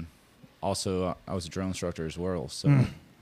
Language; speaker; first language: English; native; English